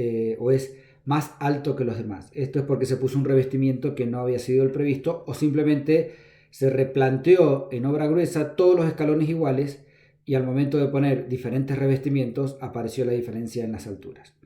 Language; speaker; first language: Spanish; native; Spanish